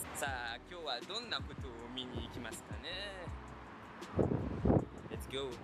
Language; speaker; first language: Japanese; non-native, fluent; French